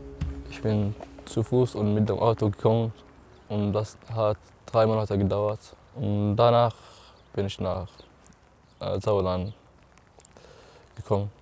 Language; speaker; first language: German; non-native, learner; Arabic